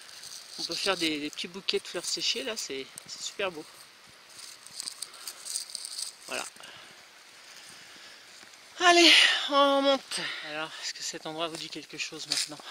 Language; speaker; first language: French; native; French